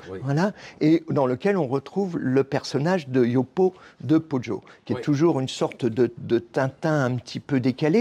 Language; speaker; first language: French; native; French